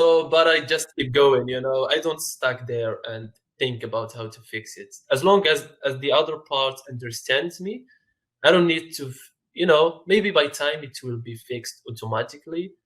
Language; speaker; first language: English; non-native, fluent; Arabic